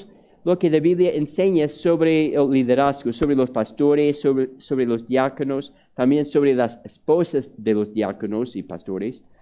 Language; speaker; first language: Spanish; non-native, fluent; English